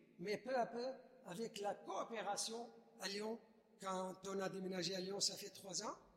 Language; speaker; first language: French; non-native, fluent; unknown